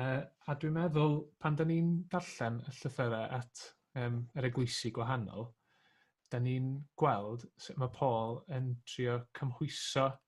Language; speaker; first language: Welsh; native; Welsh